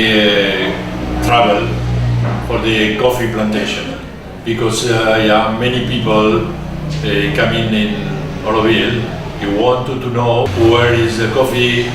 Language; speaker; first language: English; non-native, learner; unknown